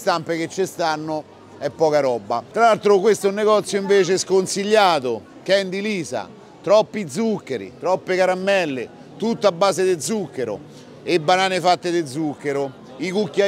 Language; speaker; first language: Italian; native; Italian